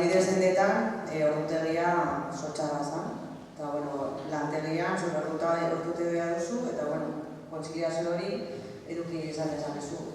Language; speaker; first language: Basque; non-native, local second language; Spanish